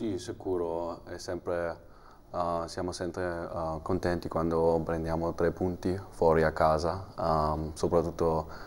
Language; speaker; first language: Italian; non-native, learner; German